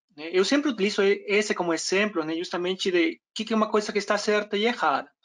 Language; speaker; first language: Portuguese; non-native, fluent; Spanish